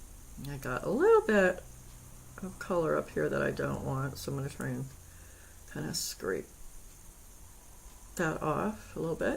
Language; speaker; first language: English; native; English